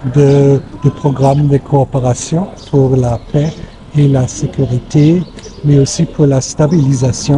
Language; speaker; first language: French; non-native, fluent; German